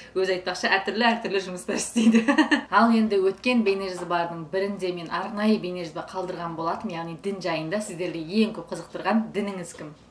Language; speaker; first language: Kazakh; native; Kazakh